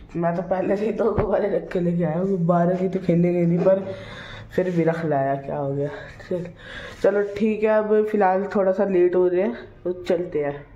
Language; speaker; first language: Hindi; native; Hindi